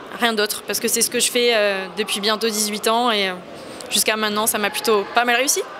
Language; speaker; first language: French; native; French